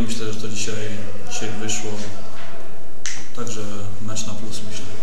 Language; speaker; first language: Polish; native; Polish